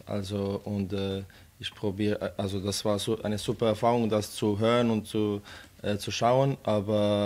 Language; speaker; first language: German; non-native, fluent; Serbian